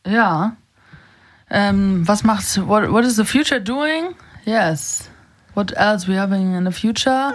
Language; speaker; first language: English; non-native, learner; German